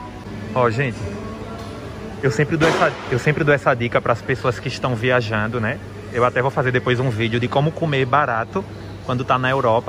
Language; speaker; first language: Portuguese; native; Portuguese